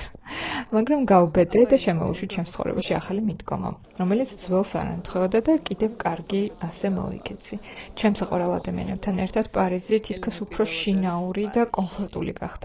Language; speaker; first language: Georgian; native; Georgian